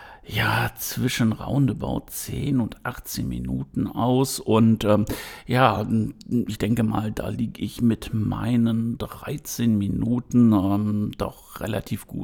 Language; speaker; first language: German; native; German